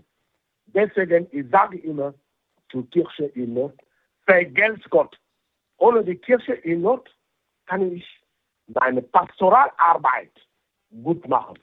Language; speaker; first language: German; non-native, fluent; French